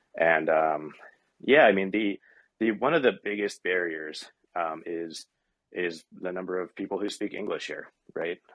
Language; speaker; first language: English; native; English